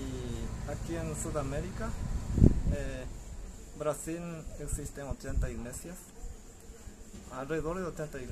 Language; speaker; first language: Spanish; early bilingual, other home language; Japanese